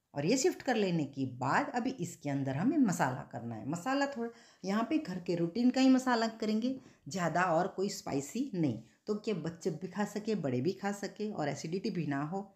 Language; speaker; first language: Hindi; non-native, local second language; Gujarati